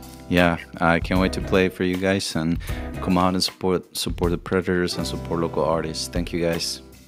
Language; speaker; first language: English; non-native, fluent; Spanish